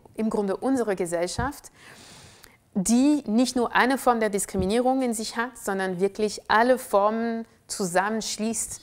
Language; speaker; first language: German; non-native, fluent; French